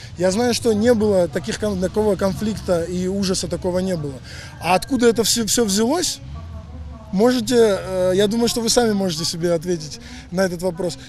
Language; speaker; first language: Russian; non-native, local second language; Georgian